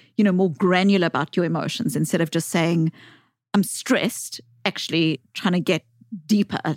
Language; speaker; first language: English; native; English